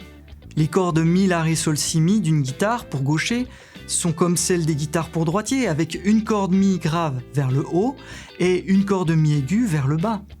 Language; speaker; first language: French; native; French